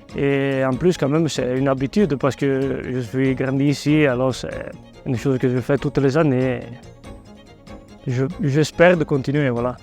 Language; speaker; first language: French; non-native, local second language; Italian